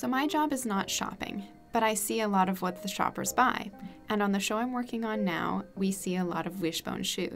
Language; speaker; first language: English; native; English